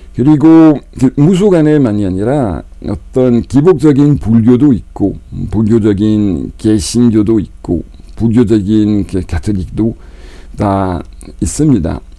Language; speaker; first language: Korean; non-native, fluent; French